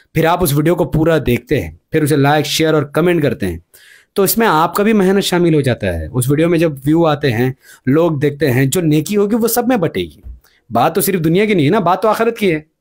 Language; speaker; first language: Hindi; non-native, local second language; Urdu